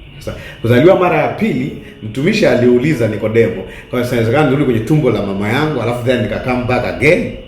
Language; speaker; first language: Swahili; native; Swahili